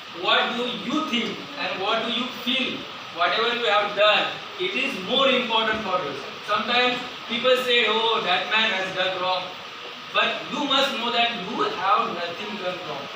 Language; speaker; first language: English; non-native, local second language; Marathi